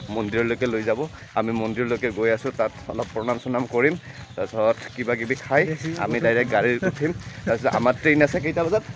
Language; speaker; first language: Assamese; native; Assamese